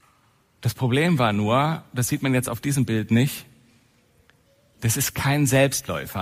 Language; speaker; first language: German; native; German